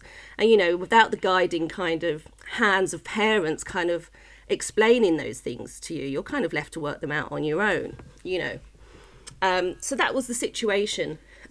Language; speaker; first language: English; native; English